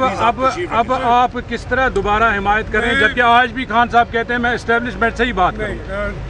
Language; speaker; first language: Urdu; native; Urdu